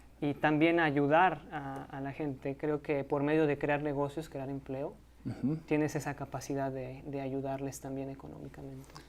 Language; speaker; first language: Spanish; native; Spanish